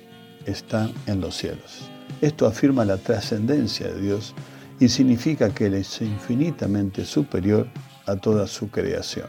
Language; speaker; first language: Spanish; native; Spanish